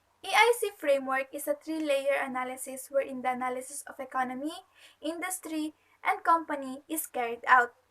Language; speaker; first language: English; non-native, local second language; Filipino